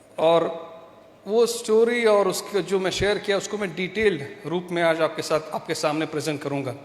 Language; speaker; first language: Hindi; non-native, local second language; Malayalam